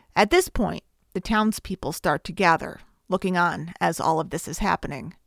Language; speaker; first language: English; native; English